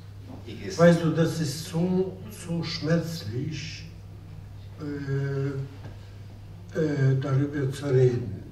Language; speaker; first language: German; non-native, fluent; Polish